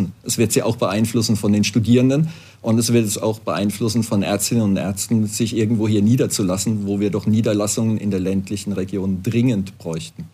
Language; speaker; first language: German; native; German